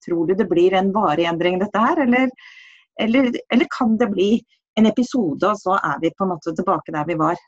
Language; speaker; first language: Norwegian; native; Norwegian